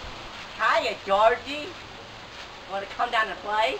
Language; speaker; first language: English; native; English